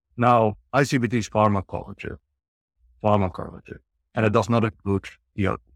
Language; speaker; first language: English; non-native, fluent; Dutch